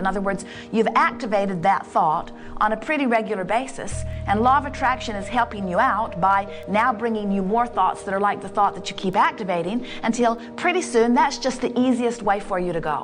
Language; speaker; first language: English; native; English